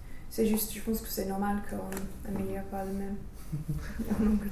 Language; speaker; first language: French; non-native, learner; English